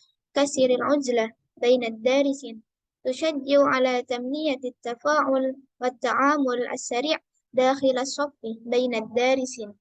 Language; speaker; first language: Arabic; non-native, learner; Indonesian